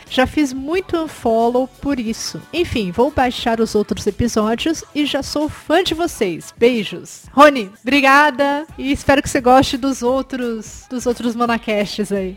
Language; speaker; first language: Portuguese; native; Portuguese